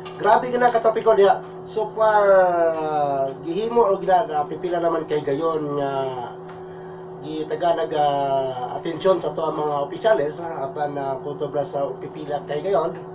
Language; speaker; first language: Cebuano; native; Cebuano